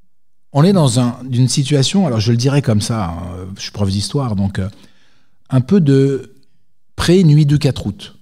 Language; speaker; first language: French; native; French